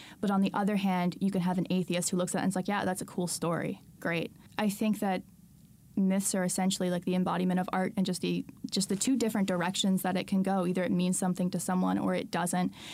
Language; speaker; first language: English; native; English